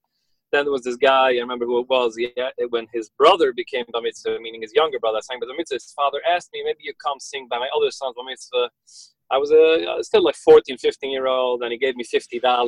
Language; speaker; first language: English; early bilingual, other home language; Yiddish